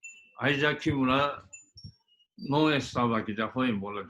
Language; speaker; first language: Portuguese; early bilingual, other home language; Japanese